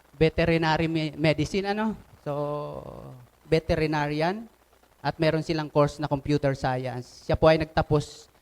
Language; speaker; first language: Filipino; non-native, local second language; Bikol